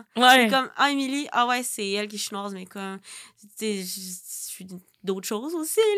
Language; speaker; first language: French; native; French